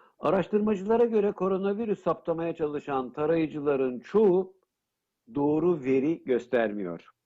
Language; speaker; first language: Turkish; native; Turkish